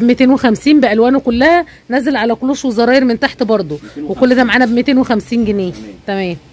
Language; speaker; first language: Arabic; native; Arabic